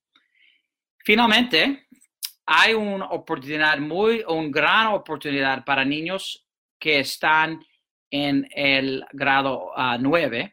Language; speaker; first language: Spanish; non-native, fluent; English